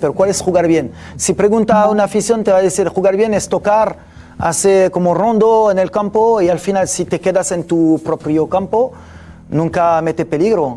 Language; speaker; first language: Spanish; non-native, fluent; French